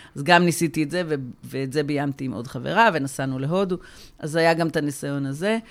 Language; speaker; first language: Hebrew; native; Hebrew